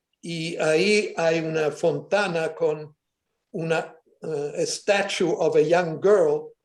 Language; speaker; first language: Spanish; non-native, fluent; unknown